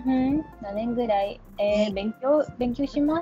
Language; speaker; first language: Japanese; non-native, learner; English